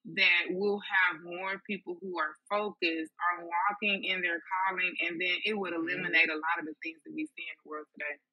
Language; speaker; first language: English; native; English